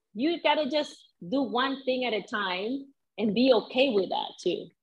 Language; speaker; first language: English; non-native, fluent; Spanish